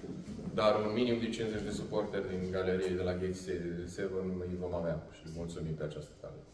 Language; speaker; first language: Romanian; native; Romanian